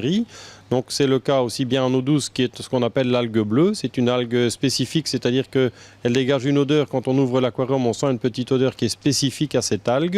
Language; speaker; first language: French; native; French